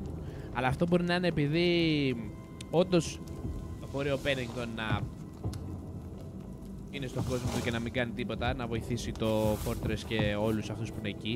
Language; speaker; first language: Greek; native; Greek